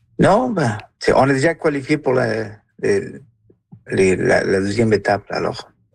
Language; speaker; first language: French; non-native, fluent; Spanish